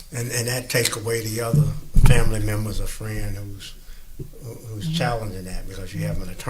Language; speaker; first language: English; native; English